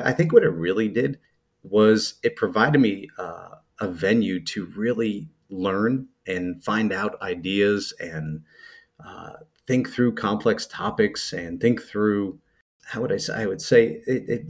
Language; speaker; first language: English; native; English